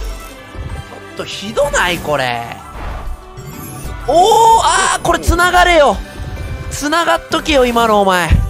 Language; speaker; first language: Japanese; native; Japanese